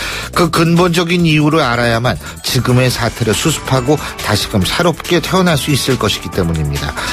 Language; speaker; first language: Korean; native; Korean